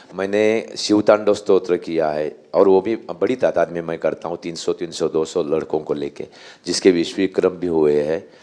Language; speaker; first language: Hindi; non-native, local second language; Marathi